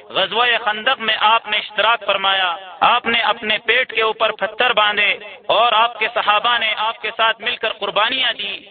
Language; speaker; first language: Urdu; non-native, local second language; Pashto